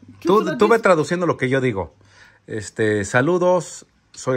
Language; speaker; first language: Spanish; native; Spanish